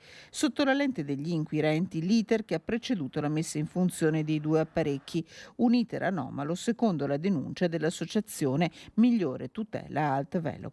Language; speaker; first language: Italian; native; Italian